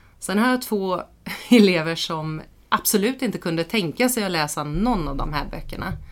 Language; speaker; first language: Swedish; native; Swedish